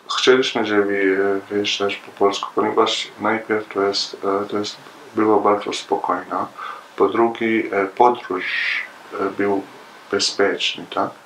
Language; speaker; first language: Polish; non-native, learner; Arabic